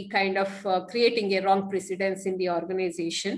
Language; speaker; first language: English; non-native, local second language; Kannada